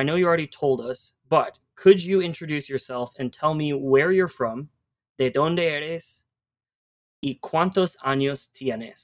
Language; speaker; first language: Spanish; non-native, fluent; English